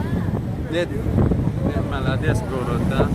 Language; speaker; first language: Russian; non-native, local second language; Tajik